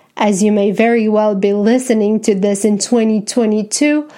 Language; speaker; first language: English; non-native, fluent; Romanian